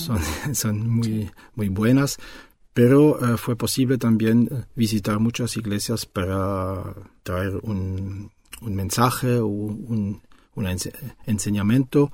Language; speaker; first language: Spanish; non-native, fluent; French